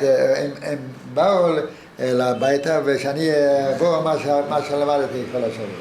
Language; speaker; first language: Hebrew; non-native, fluent; Yiddish